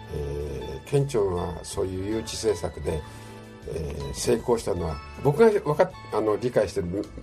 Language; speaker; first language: Japanese; native; Japanese